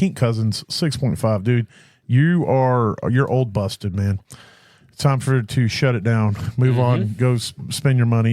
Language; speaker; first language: English; native; English